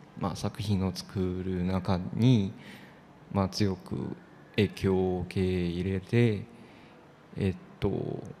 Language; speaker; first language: Japanese; non-native, fluent; Chinese